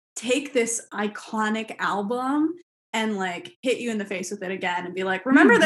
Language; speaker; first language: English; native; English